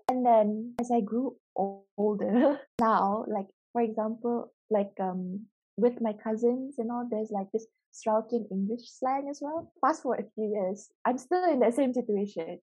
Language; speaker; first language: English; native; English